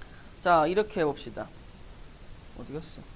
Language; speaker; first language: Korean; native; Korean